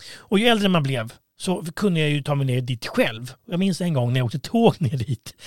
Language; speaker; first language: Swedish; native; Swedish